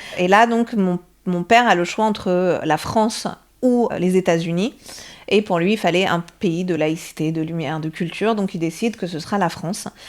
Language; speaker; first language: French; early bilingual, other home language; Persian